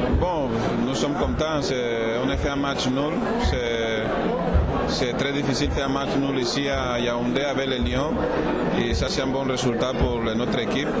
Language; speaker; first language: French; non-native, learner; Spanish